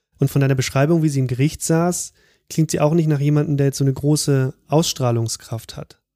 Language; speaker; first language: German; native; German